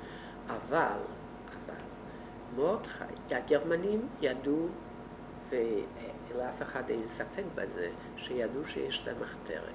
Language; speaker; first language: Hebrew; non-native, fluent; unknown